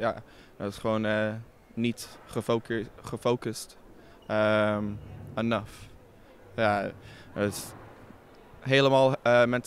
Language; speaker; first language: Dutch; non-native, learner; English